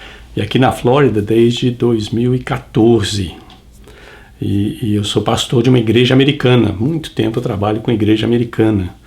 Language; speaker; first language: Portuguese; native; Portuguese